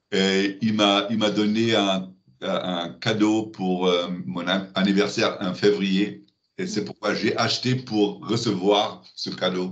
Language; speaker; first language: French; non-native, learner; German